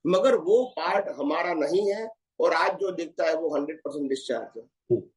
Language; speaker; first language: Hindi; non-native, local second language; Gujarati